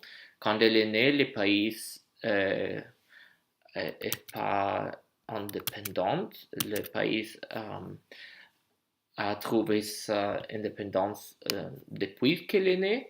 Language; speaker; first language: French; non-native, learner; English